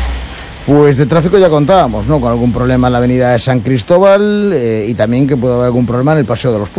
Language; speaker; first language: Spanish; native; Spanish